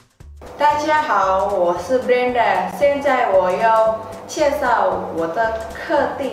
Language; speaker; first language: Chinese; non-native, learner; Indonesian